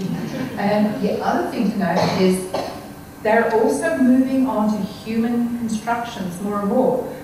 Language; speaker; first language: English; native; English